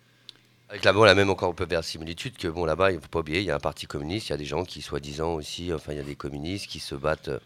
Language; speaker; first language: French; native; French